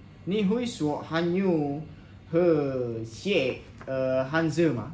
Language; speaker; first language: Chinese; non-native, learner; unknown